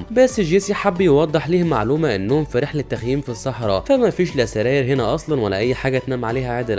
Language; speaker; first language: Arabic; native; Arabic